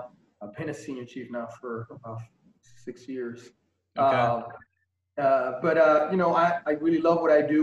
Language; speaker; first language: English; non-native, fluent; Spanish